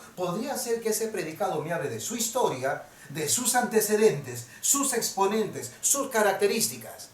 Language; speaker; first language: Spanish; native; Spanish